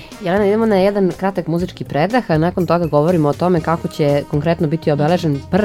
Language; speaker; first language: Serbian; native; Serbian